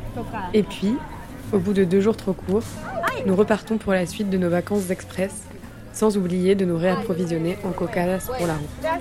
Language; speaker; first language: French; native; French